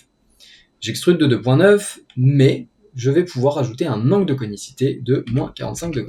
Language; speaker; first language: French; native; French